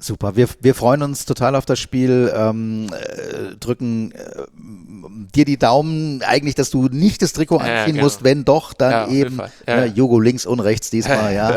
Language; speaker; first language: German; native; German